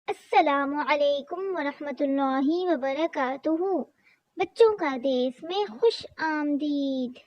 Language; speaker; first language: Urdu; native; Urdu